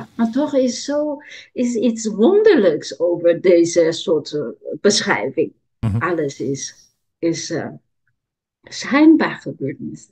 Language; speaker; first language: Dutch; non-native, learner; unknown